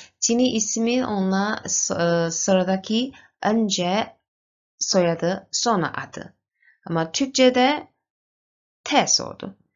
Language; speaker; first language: Turkish; non-native, learner; Chinese